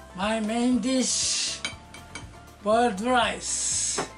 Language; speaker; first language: English; non-native, learner; Japanese